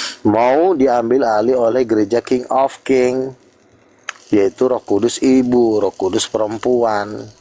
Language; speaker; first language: Malay; native; Malay